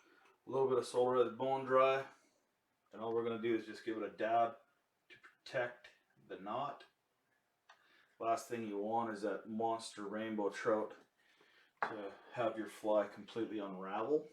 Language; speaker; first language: English; native; English